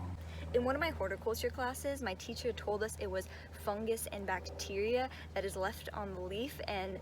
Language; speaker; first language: English; native; English